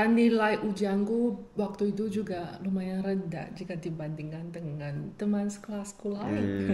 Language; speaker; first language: Indonesian; non-native, fluent; Chinese